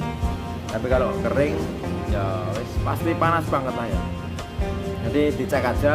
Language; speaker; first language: Indonesian; non-native, local second language; Javanese